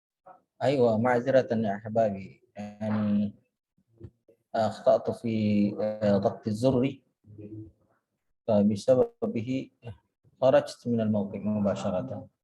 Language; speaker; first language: Arabic; non-native, fluent; Indonesian